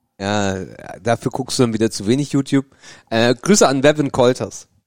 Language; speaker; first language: German; native; German